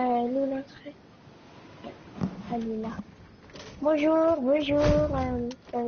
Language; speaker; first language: French; native; French